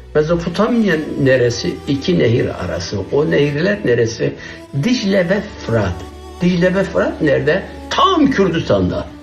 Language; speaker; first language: Turkish; non-native, local second language; Kurdish